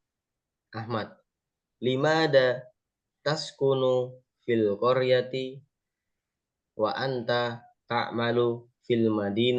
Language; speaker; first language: Arabic; non-native, fluent; Indonesian